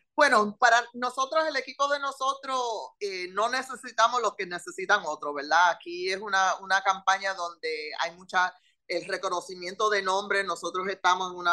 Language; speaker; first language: Spanish; early bilingual, heritage; Spanish